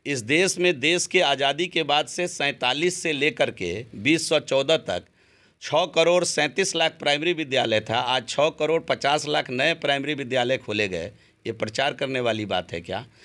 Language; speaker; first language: Hindi; native; Hindi